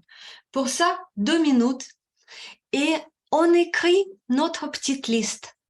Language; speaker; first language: French; non-native, fluent; Russian